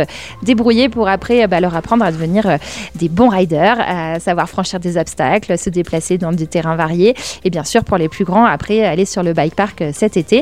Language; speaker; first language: French; native; French